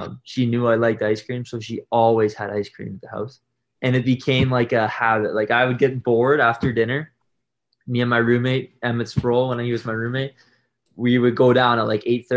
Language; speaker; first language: English; native; English